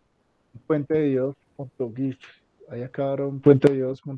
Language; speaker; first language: Spanish; native; Spanish